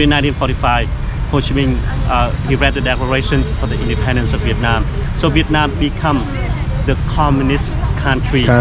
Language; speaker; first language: English; non-native, fluent; Vietnamese